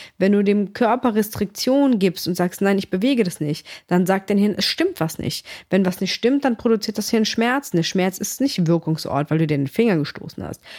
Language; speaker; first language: German; early bilingual, other home language; Greek